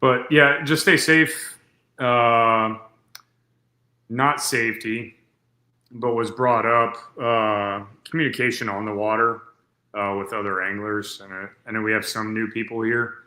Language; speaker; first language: English; native; English